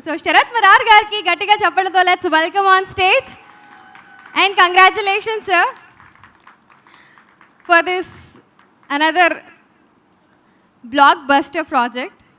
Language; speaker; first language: Telugu; native; Telugu